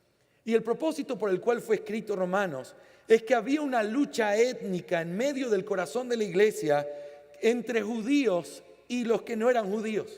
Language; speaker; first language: Spanish; native; Spanish